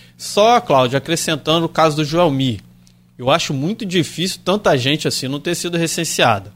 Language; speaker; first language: Portuguese; native; Portuguese